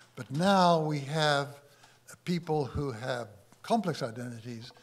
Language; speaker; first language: English; native; English